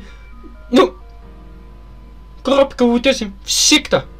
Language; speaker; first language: Russian; non-native, learner; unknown